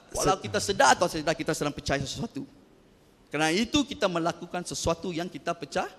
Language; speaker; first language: Malay; non-native, local second language; Tamil